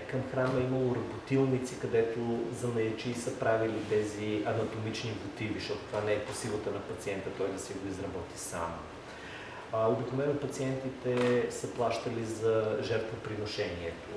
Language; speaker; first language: Bulgarian; native; Bulgarian